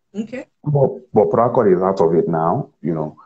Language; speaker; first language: English; non-native, local second language; Yoruba